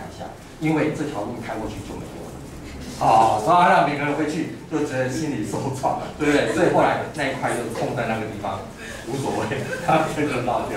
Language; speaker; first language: Chinese; native; Chinese